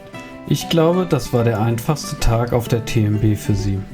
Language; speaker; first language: German; native; German